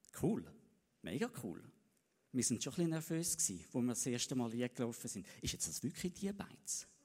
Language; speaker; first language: German; native; German